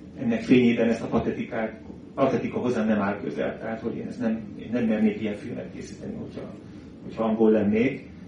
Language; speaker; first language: Hungarian; native; Hungarian